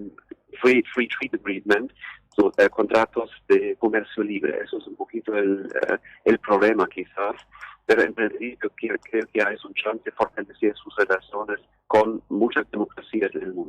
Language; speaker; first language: Spanish; non-native, fluent; German